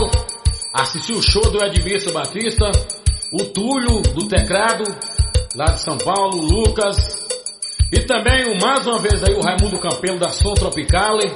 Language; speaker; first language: Portuguese; native; Portuguese